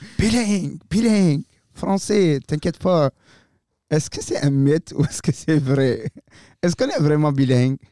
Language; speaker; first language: French; non-native, fluent; Arabic